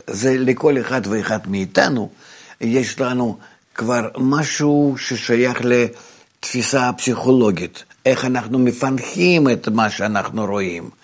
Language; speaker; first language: Hebrew; non-native, fluent; Russian